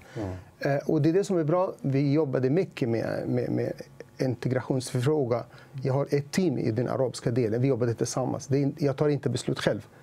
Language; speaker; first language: Swedish; non-native, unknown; Arabic